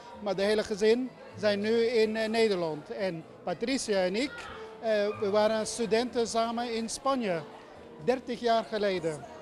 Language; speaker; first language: Dutch; non-native, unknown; English